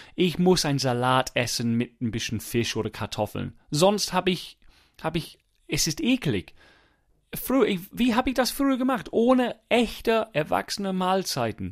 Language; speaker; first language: German; non-native, fluent; English